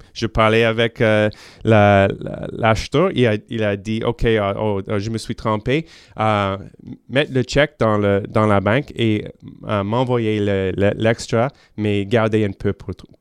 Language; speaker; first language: French; non-native, local second language; English